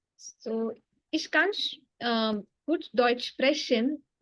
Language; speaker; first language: German; non-native, fluent; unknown